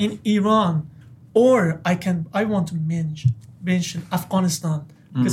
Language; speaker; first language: English; non-native, fluent; Persian